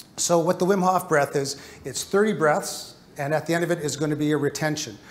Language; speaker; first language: English; native; English